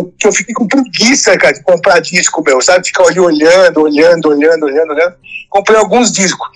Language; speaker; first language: Portuguese; native; Portuguese